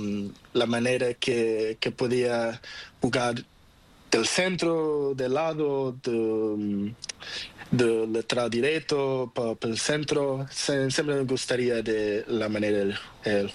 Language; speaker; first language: Spanish; non-native, learner; Portuguese